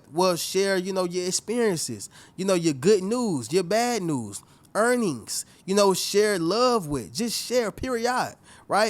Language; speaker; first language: English; native; English